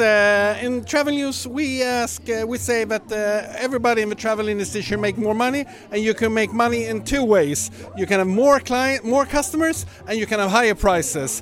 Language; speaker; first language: English; non-native, fluent; Swedish